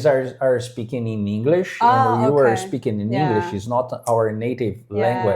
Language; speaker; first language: English; non-native, fluent; Portuguese